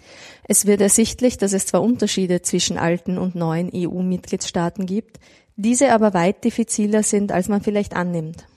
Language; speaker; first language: German; native; German